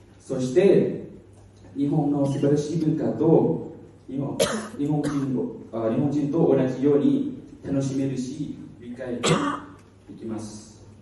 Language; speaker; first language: Japanese; non-native, learner; Hmong